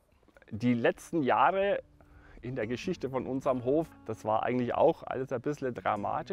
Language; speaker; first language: German; native; German